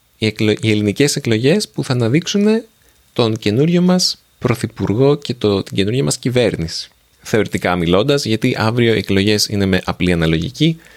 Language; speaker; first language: Greek; native; Greek